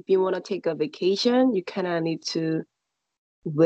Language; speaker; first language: English; non-native, learner; Korean